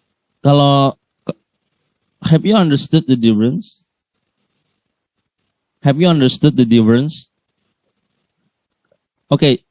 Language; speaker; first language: English; non-native, learner; Indonesian